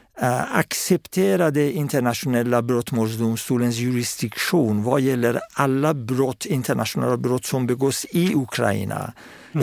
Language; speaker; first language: Swedish; non-native, fluent; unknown